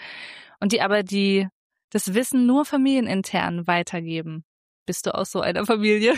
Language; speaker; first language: German; native; German